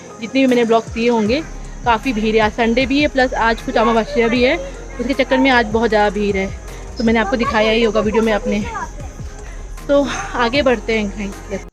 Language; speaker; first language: Hindi; native; Hindi